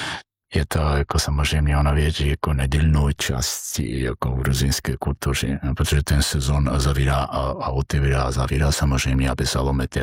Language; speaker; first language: Czech; non-native, fluent; Georgian